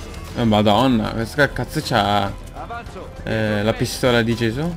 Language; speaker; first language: Italian; native; Italian